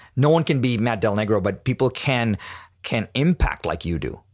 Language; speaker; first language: English; non-native, local second language; Tamil